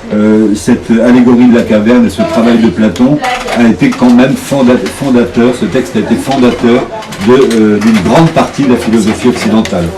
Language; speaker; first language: French; native; French